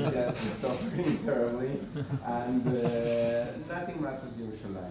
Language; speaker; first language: English; non-native, fluent; Spanish